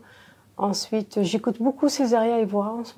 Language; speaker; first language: French; non-native, local second language; Arabic